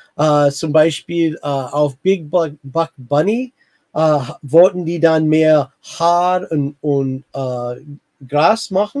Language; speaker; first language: German; non-native, fluent; English